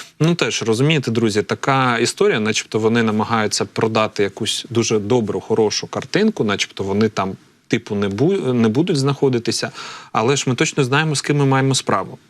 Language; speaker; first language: Ukrainian; native; Ukrainian